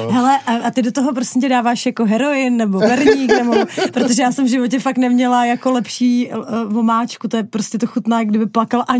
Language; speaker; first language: Czech; native; Czech